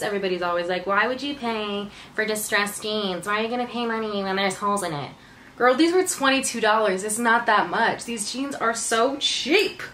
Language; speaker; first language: English; native; English